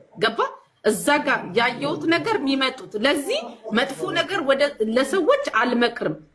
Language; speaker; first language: Amharic; native; Amharic